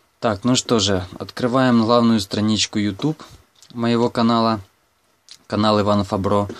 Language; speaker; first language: Russian; non-native, local second language; Ukrainian